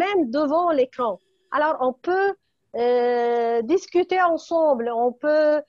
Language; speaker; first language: French; non-native, fluent; Arabic